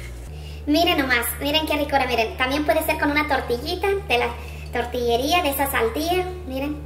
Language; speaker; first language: Spanish; native; Spanish